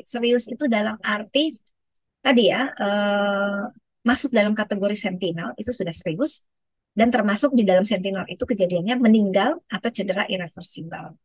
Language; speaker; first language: Indonesian; native; Indonesian